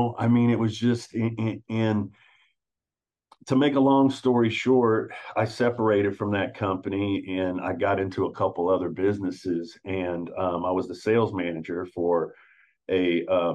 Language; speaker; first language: English; native; English